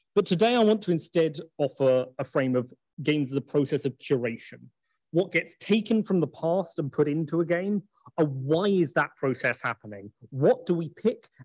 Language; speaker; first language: English; native; English